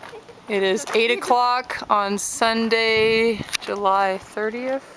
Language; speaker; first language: English; native; English